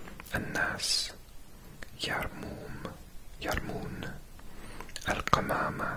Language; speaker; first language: Arabic; non-native, learner; English